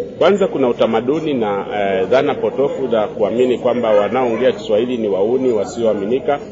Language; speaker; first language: Swahili; native; Swahili